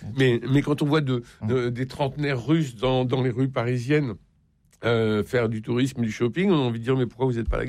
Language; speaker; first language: French; native; French